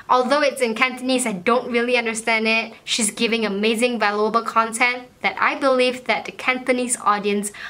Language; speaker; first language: English; native; English